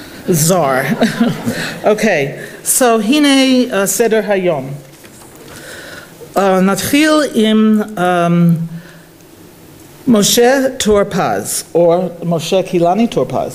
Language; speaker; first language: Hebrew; non-native, fluent; English